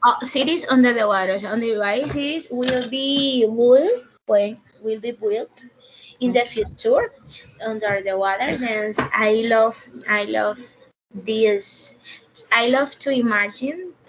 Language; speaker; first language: English; non-native, learner; Spanish